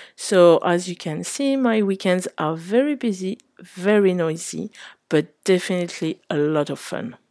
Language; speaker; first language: English; non-native, fluent; French